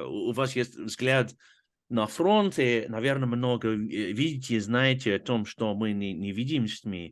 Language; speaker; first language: Russian; non-native, fluent; English